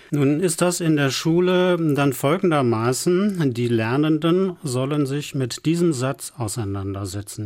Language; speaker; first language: German; native; German